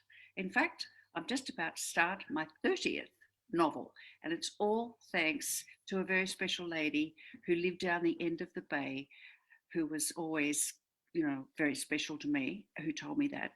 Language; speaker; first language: English; native; English